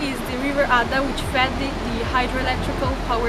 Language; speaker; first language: English; non-native, learner; Italian